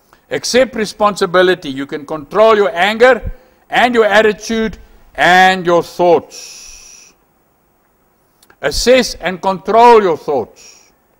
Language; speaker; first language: English; non-native, local second language; Afrikaans